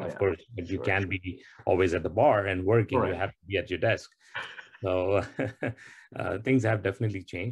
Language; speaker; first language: English; non-native, local second language; Tamil